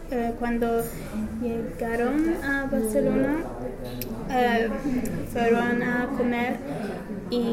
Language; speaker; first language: Spanish; non-native, learner; English